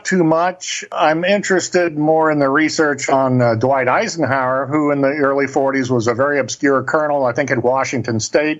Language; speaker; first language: English; native; English